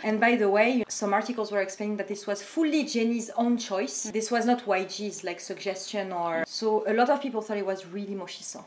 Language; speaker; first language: English; non-native, fluent; French